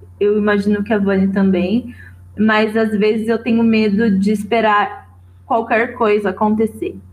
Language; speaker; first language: Portuguese; native; Portuguese